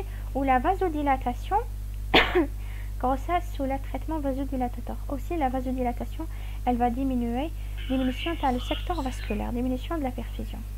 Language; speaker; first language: French; non-native, local second language; Arabic